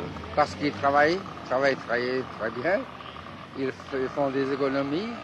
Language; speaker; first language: French; non-native, fluent; Chinese